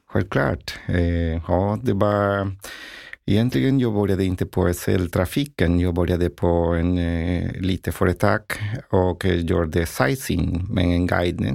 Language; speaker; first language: Swedish; non-native, learner; Spanish